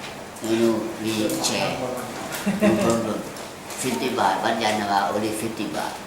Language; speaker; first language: English; non-native, learner; Thai